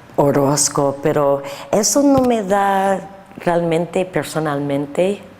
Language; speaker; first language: Spanish; non-native, learner; English